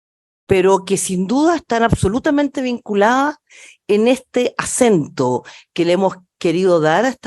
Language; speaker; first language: Spanish; native; Spanish